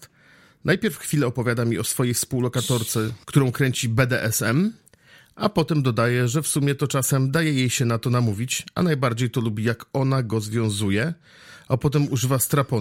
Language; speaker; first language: Polish; native; Polish